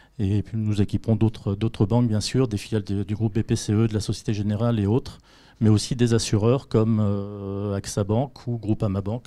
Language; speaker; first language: French; native; French